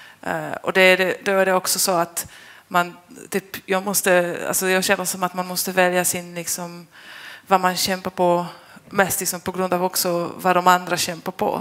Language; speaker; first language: Swedish; non-native, fluent; Polish